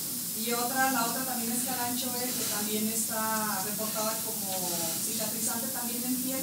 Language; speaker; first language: Spanish; native; Spanish